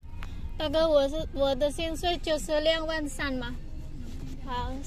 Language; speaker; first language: Chinese; non-native, learner; Indonesian